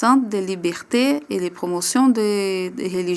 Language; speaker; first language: French; non-native, learner; Portuguese